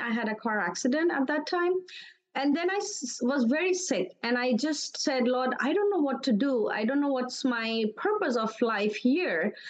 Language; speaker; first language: English; non-native, local second language; Urdu